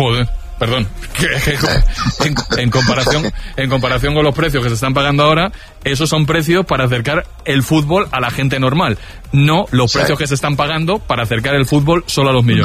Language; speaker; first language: Spanish; native; Spanish